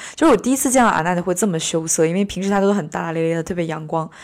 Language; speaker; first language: Chinese; native; Chinese